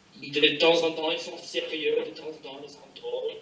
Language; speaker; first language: French; non-native, fluent; English